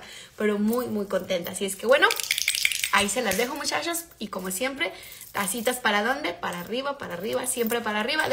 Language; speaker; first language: Spanish; native; Spanish